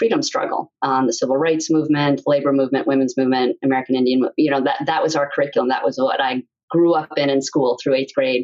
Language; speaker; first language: English; native; English